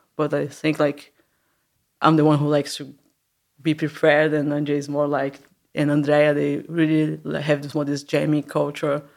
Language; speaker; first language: English; non-native, learner; Portuguese